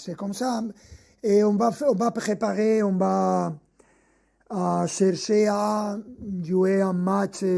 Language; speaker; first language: French; non-native, fluent; Spanish